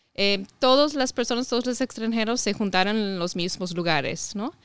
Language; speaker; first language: Spanish; non-native, fluent; English